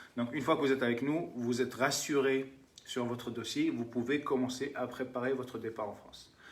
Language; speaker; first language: French; non-native, local second language; Arabic